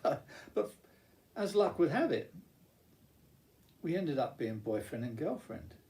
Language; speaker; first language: English; native; English